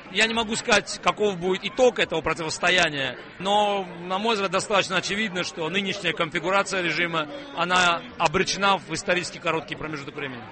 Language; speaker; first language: Russian; native; Russian